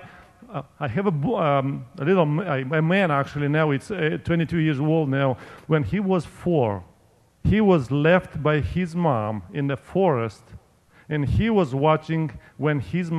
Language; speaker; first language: English; non-native, fluent; Romanian